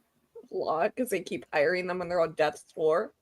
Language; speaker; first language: English; native; English